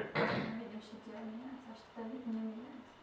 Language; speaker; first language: Russian; native; Russian